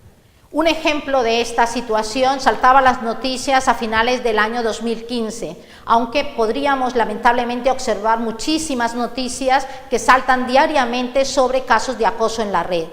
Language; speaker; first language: Spanish; native; Spanish